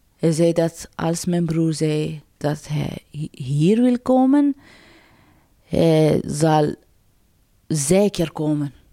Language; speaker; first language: Dutch; non-native, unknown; Persian